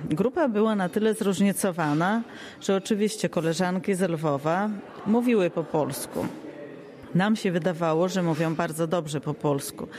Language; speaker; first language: Polish; early bilingual, heritage; Polish